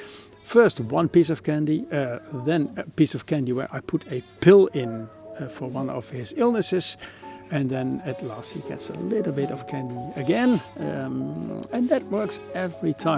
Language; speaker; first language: English; non-native, fluent; Dutch